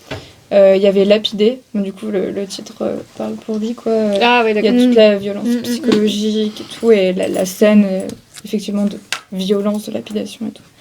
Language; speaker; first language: French; native; French